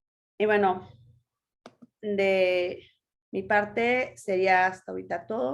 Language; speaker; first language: Spanish; native; Spanish